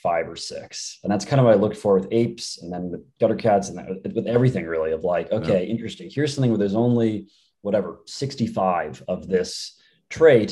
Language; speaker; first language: English; native; English